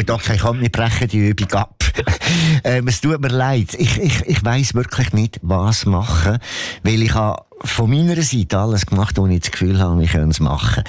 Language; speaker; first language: German; native; German